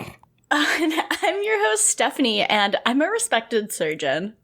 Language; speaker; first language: English; native; English